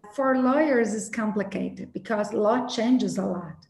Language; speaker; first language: English; non-native, fluent; Portuguese